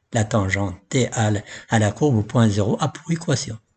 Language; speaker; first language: French; non-native, local second language; Arabic